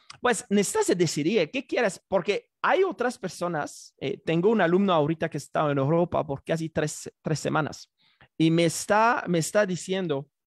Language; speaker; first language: Spanish; non-native, fluent; French